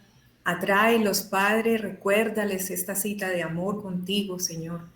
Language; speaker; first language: Spanish; native; Spanish